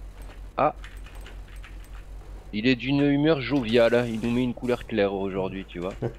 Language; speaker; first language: French; native; French